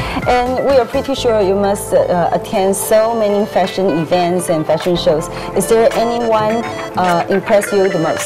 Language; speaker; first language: English; non-native, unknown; Chinese